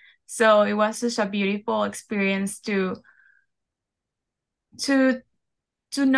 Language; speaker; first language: English; non-native, fluent; Spanish